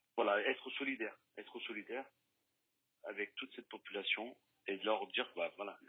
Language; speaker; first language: French; native; French